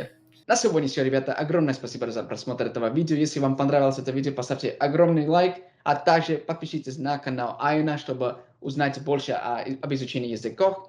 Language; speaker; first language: Russian; non-native, fluent; English